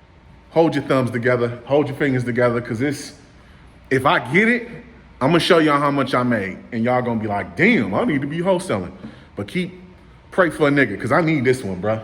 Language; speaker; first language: English; native; English